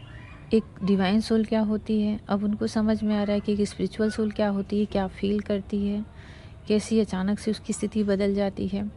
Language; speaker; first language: Hindi; native; Hindi